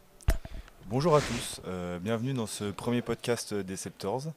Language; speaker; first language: French; native; French